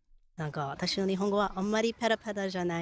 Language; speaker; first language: Japanese; non-native, learner; English